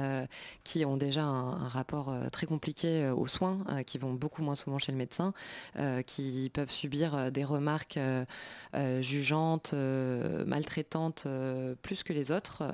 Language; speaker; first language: French; native; French